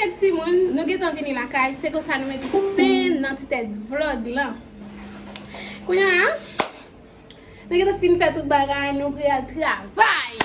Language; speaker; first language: French; non-native, learner; Haitian Creole